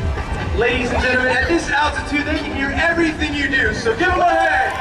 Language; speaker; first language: English; native; English